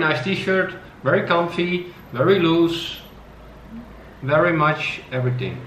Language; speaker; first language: English; non-native, fluent; Dutch